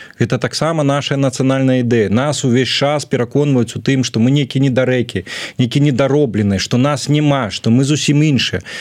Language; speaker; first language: Belarusian; native; Belarusian